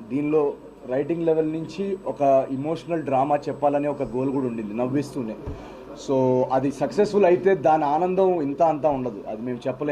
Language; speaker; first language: Telugu; native; Telugu